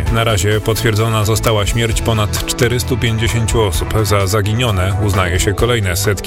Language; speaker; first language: Polish; native; Polish